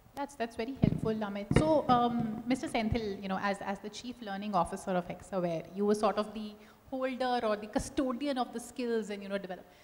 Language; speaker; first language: English; non-native, local second language; Hindi